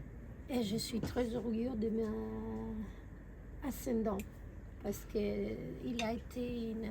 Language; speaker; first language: French; non-native, fluent; Spanish